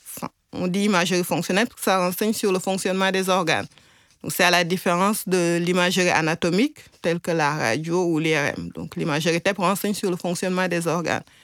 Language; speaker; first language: French; non-native, local second language; Wolof